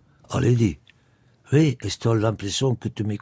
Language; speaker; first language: French; non-native, local second language; Dutch